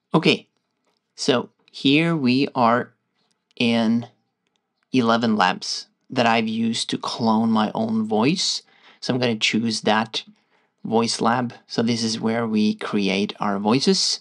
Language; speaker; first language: English; non-native, fluent; Norwegian